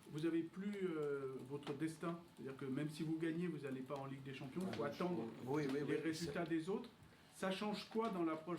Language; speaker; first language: French; native; French